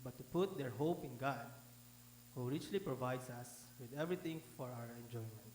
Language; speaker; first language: English; non-native, local second language; Filipino